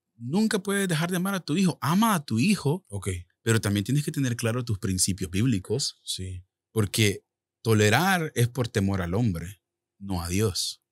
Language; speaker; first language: Spanish; native; Spanish